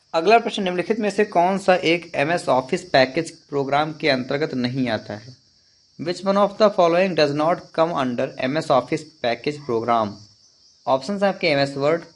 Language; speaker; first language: Hindi; native; Hindi